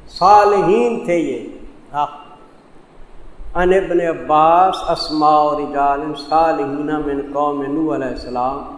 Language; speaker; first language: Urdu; non-native, local second language; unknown